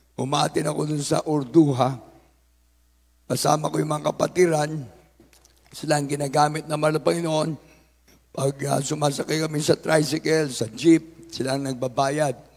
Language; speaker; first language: Filipino; native; Filipino